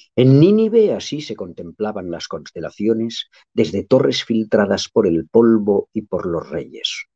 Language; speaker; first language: Spanish; non-native, local second language; Catalan